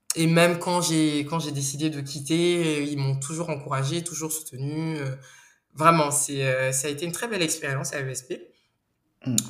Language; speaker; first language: French; non-native, local second language; Bambara